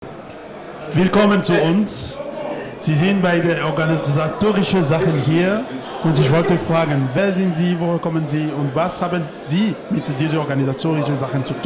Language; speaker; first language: German; non-native, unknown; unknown